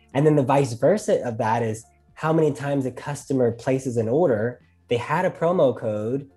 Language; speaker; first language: English; native; English